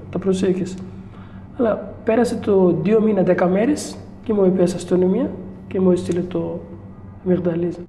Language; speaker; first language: Greek; non-native, learner; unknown